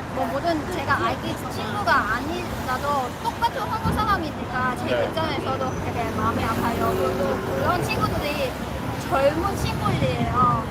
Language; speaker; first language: Korean; non-native, learner; Cantonese